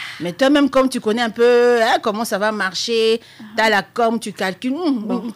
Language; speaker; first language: French; non-native, local second language; Lingala